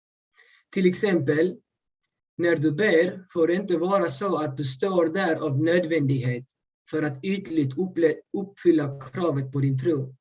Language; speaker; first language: Swedish; early bilingual, other home language; Urdu